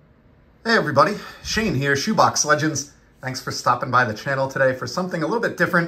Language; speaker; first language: English; native; English